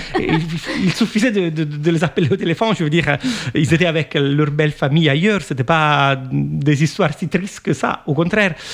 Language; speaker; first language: French; non-native, fluent; Italian